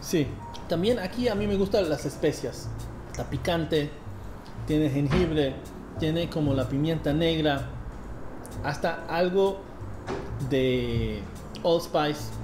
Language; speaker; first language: Spanish; non-native, fluent; English